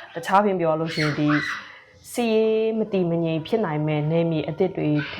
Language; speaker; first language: Burmese; non-native, local second language; Kachin